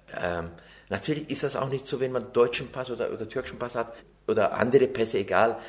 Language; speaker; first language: German; early bilingual, other home language; Turkish